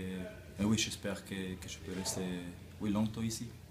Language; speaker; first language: French; non-native, local second language; German